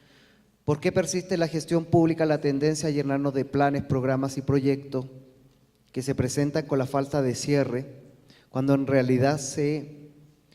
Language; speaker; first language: Spanish; native; Spanish